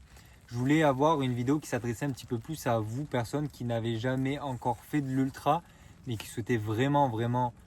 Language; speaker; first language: French; native; French